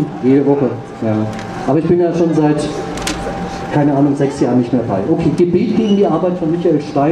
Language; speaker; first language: German; native; German